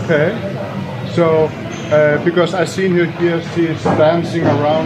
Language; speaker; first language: English; non-native, fluent; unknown